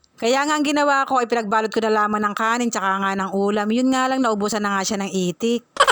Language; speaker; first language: Filipino; native; Filipino